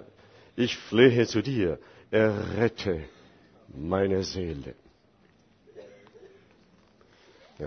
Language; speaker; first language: German; non-native, fluent; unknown